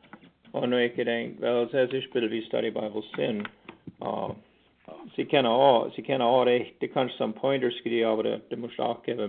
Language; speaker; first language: German; early bilingual, heritage; Pennsylvania German